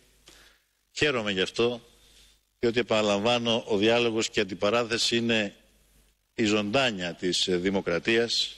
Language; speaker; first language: Greek; native; Greek